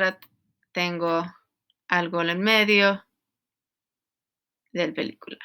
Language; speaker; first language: Spanish; non-native, learner; English